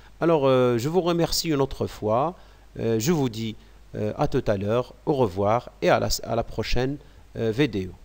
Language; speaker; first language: French; non-native, local second language; Arabic